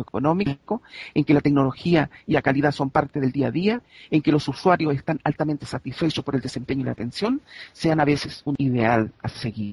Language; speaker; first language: Spanish; native; Spanish